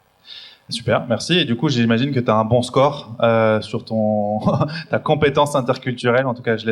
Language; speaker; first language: French; native; French